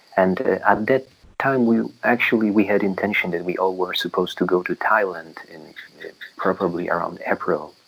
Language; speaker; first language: English; non-native, fluent; Polish